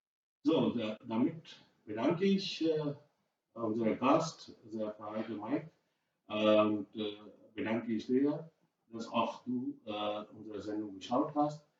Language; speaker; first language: German; non-native, learner; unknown